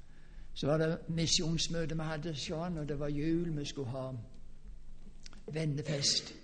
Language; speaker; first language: Norwegian; native; Norwegian